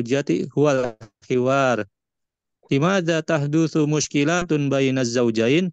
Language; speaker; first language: Arabic; non-native, learner; Indonesian